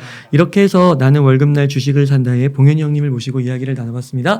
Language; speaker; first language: Korean; native; Korean